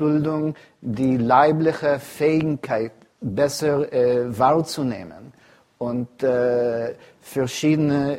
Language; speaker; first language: German; non-native, fluent; English